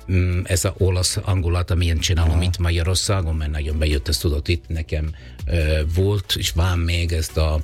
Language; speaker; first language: Hungarian; non-native, fluent; Italian